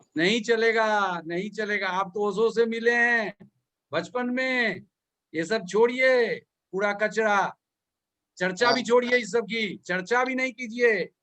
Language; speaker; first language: Hindi; native; Hindi